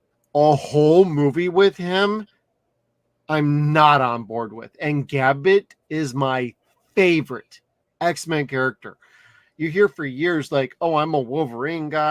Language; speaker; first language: English; native; English